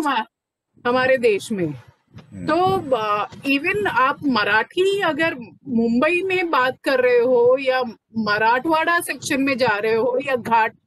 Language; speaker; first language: Hindi; non-native, local second language; Bhojpuri